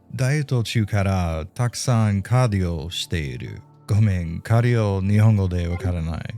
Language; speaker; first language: Japanese; non-native, learner; English